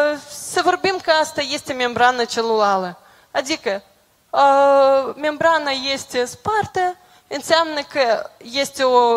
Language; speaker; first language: Romanian; non-native, local second language; Russian